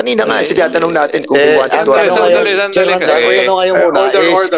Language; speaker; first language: Filipino; native; Filipino